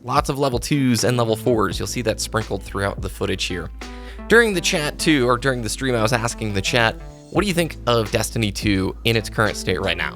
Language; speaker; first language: English; native; English